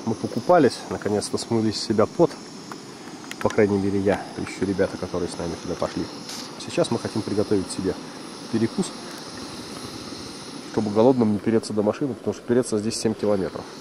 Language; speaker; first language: Russian; native; Russian